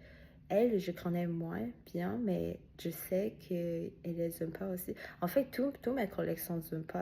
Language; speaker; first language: French; non-native, learner; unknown